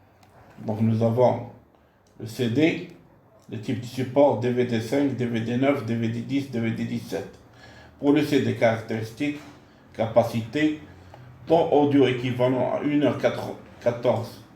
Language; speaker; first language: French; non-native, local second language; Arabic